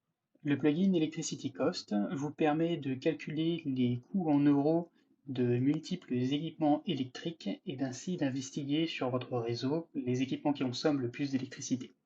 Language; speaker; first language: French; native; French